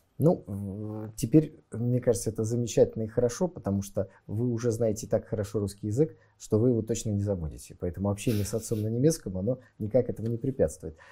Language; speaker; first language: Russian; native; Russian